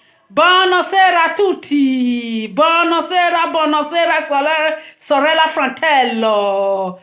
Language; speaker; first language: Italian; non-native, learner; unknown